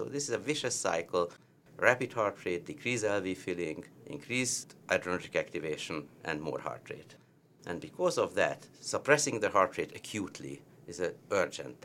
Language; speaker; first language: English; non-native, fluent; Hungarian